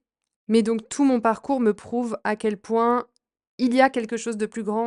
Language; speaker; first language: French; native; French